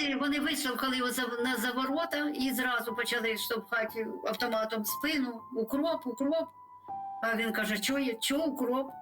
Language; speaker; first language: Ukrainian; native; Ukrainian